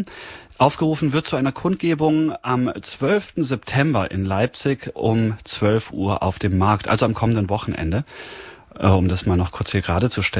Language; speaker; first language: German; native; German